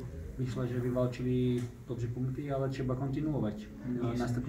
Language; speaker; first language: Polish; non-native, learner; Slovak